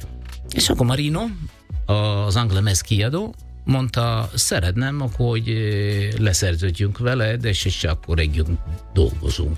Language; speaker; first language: Hungarian; non-native, learner; Italian